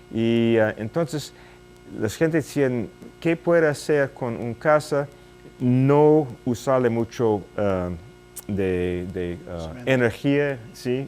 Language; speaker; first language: Spanish; non-native, learner; English